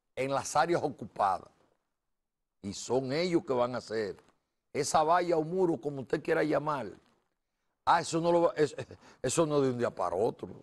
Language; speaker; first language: Spanish; native; Spanish